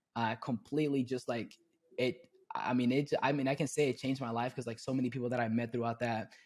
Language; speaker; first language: English; early bilingual, other home language; Spanish